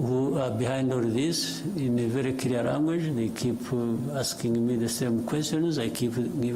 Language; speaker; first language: English; non-native, local second language; Kinyarwanda